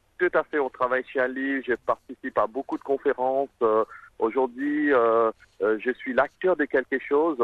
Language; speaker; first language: French; non-native, local second language; Morisyen